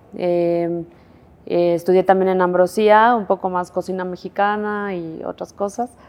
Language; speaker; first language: Spanish; native; Spanish